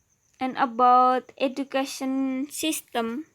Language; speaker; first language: English; non-native, learner; Indonesian